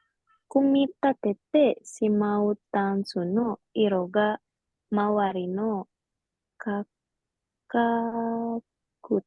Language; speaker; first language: Japanese; non-native, learner; Indonesian